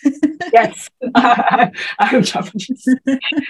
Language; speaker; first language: English; non-native, learner; Japanese